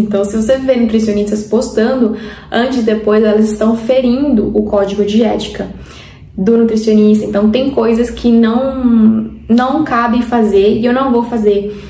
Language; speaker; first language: Portuguese; non-native, fluent; Spanish